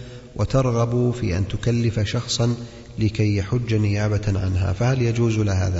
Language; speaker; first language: Arabic; native; Arabic